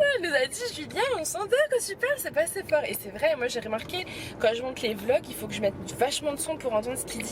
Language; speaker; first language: French; native; French